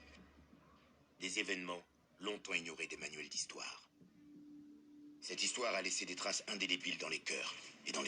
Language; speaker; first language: French; native; French